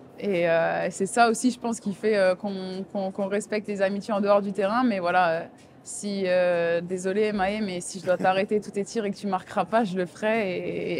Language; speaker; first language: French; native; French